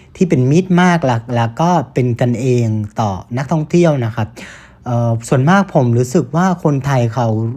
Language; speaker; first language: Thai; non-native, fluent; Vietnamese